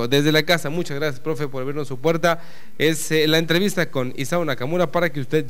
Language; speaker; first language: Spanish; native; Spanish